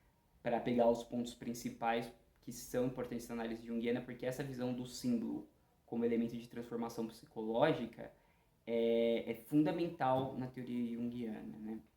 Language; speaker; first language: Portuguese; native; Portuguese